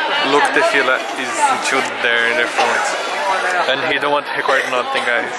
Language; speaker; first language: English; non-native, learner; Portuguese